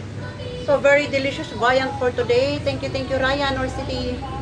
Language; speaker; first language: English; non-native, learner; Filipino